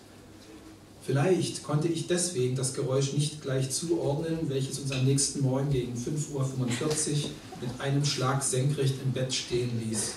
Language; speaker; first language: German; native; German